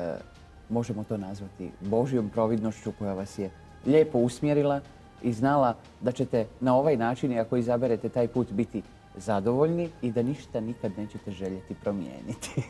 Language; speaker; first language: Croatian; native; Croatian